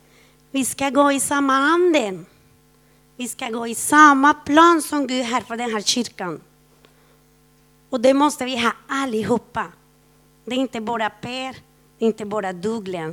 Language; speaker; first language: Swedish; non-native, fluent; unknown